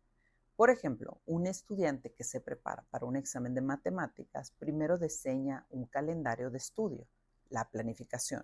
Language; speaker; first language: Spanish; native; Spanish